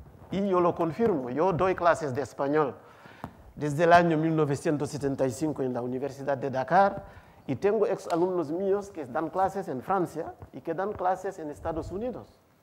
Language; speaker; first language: Spanish; non-native, fluent; Wolof